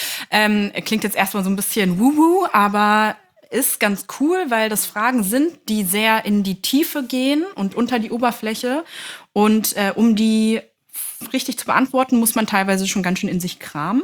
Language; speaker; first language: German; native; German